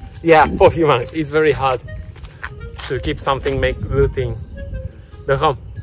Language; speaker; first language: English; non-native, learner; Japanese